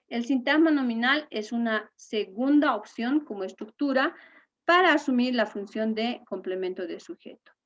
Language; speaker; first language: Spanish; native; Spanish